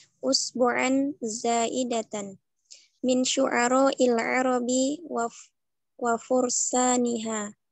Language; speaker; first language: Arabic; non-native, learner; Indonesian